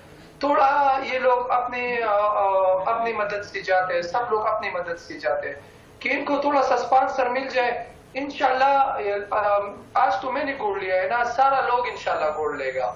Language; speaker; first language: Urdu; non-native, local second language; Pashto